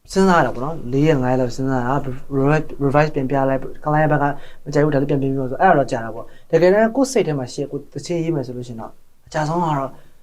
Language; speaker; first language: Burmese; native; Burmese